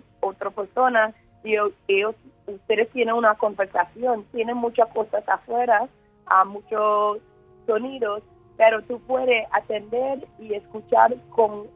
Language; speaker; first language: Spanish; non-native, learner; English